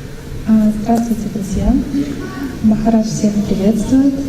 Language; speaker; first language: Russian; native; Russian